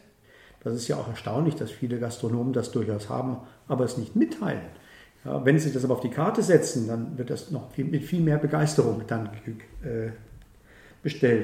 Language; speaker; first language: German; native; German